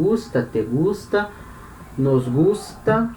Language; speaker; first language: Spanish; non-native, fluent; Portuguese